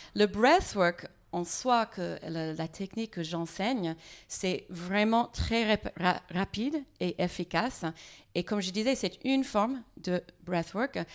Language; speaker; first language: French; non-native, fluent; English